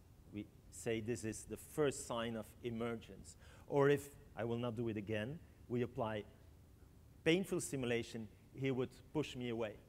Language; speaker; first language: English; non-native, fluent; French